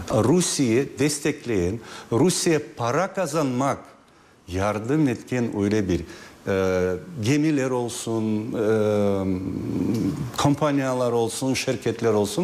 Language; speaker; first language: Turkish; non-native, fluent; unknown